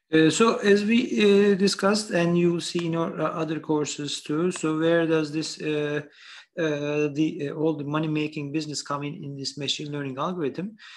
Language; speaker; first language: English; non-native, fluent; Turkish